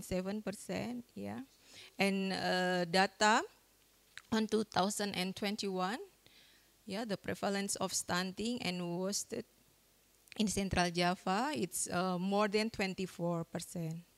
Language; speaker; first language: English; non-native, fluent; Indonesian